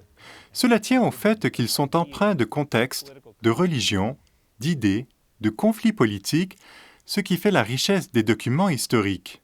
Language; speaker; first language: French; native; French